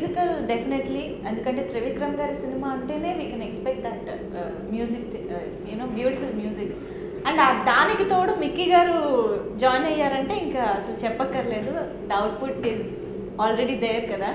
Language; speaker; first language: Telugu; native; Telugu